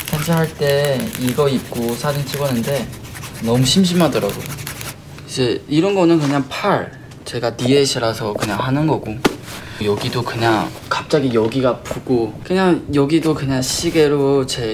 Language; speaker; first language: Korean; non-native, fluent; Chinese